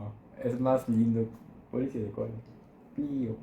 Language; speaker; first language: Spanish; non-native, learner; Korean